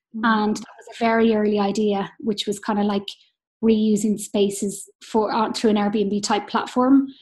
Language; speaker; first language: English; native; English